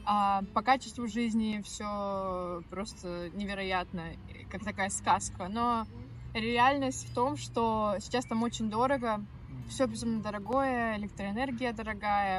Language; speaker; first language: Russian; native; Russian